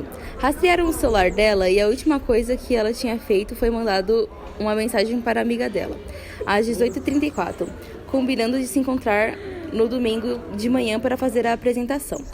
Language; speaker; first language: Portuguese; native; Portuguese